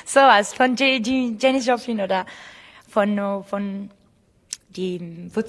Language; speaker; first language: German; non-native, fluent; Georgian